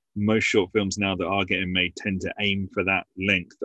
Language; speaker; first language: English; native; English